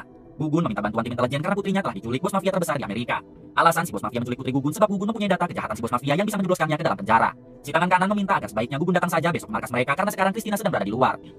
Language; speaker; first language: Indonesian; native; Indonesian